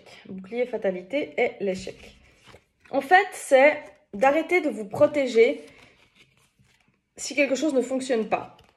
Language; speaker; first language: French; native; French